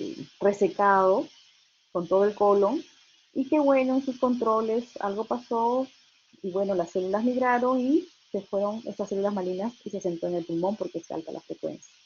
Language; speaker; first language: Spanish; native; Spanish